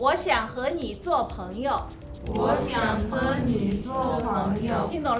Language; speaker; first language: Chinese; non-native, learner; English